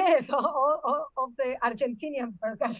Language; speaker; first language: English; non-native, learner; Spanish